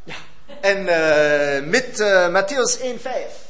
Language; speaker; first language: Dutch; non-native, learner; German